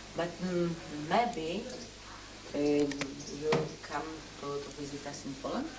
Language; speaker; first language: English; non-native, learner; Polish